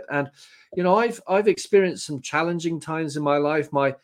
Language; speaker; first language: English; native; English